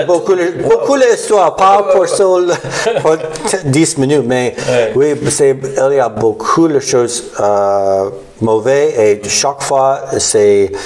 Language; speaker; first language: French; non-native, learner; English